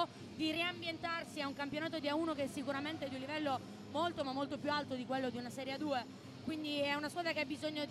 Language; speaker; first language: Italian; native; Italian